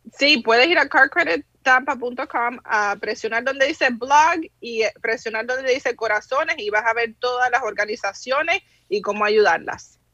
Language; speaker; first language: Spanish; early bilingual, heritage; Spanish